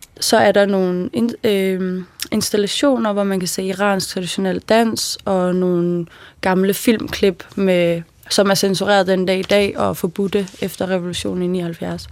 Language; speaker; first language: Danish; early bilingual, other home language; Persian